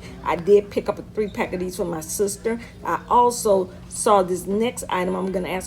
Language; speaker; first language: English; native; English